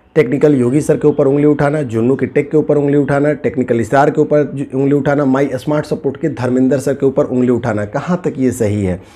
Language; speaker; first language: Hindi; native; Hindi